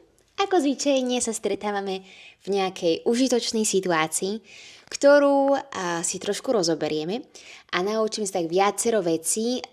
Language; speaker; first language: Slovak; native; Slovak